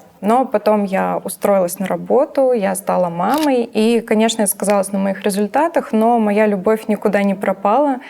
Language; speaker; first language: Russian; native; Russian